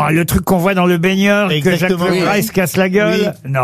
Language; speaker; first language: French; native; French